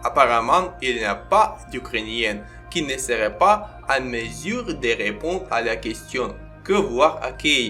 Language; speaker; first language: French; non-native, learner; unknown